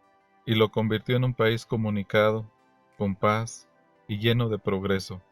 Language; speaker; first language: Spanish; native; Spanish